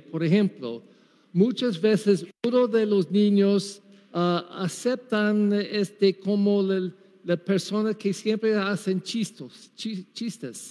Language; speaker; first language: Spanish; non-native, learner; English